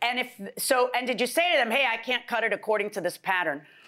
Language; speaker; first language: English; early bilingual, other home language; Spanish